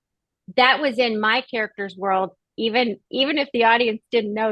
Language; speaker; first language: English; native; English